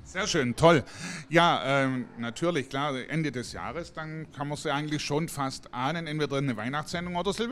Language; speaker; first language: German; native; German